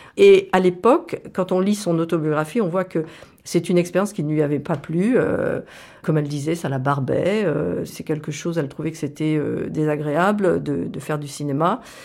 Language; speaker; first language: French; native; French